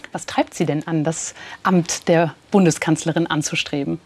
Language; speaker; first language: German; native; German